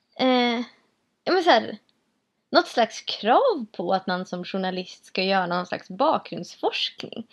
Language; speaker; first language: Swedish; native; Swedish